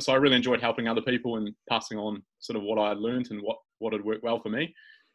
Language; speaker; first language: English; native; English